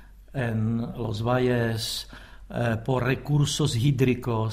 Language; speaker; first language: Spanish; non-native, fluent; Czech